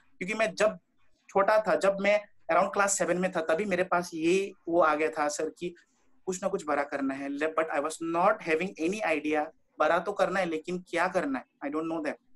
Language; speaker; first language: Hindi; non-native, local second language; Bangla